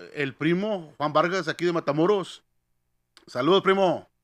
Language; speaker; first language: Spanish; early bilingual, heritage; Spanish